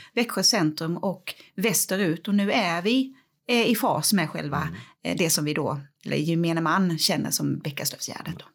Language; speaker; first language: Swedish; native; Swedish